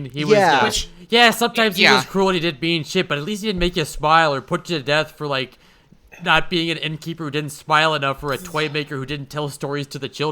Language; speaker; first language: English; native; English